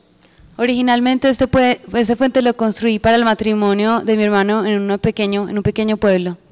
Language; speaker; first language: Spanish; native; Spanish